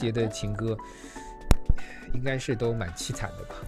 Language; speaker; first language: Chinese; native; Chinese